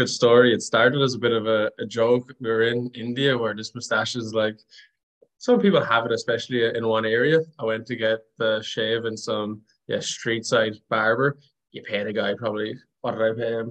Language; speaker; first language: English; native; English